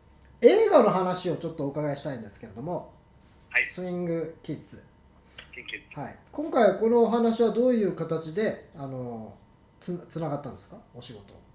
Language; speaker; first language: Japanese; native; Japanese